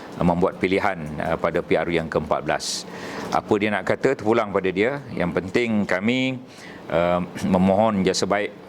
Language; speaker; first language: Malay; native; Malay